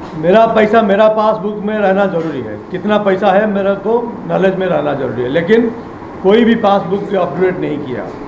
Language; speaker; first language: Hindi; non-native, local second language; Odia